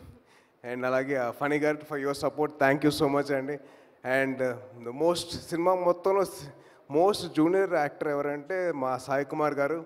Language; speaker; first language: Telugu; native; Telugu